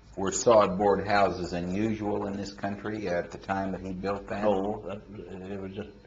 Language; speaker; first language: English; native; English